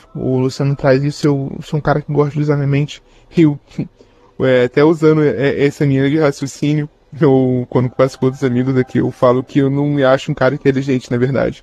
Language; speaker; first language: Portuguese; native; Portuguese